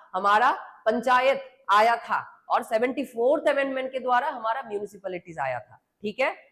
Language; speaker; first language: Hindi; non-native, local second language; Bangla